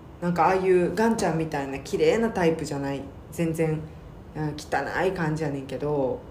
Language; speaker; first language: Japanese; native; Japanese